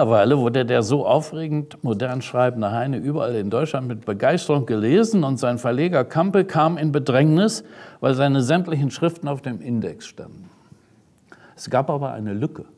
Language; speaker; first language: German; native; German